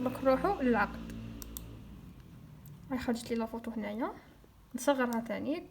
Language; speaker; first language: Arabic; native; Arabic